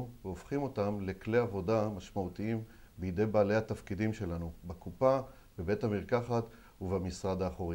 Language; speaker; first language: Hebrew; native; Hebrew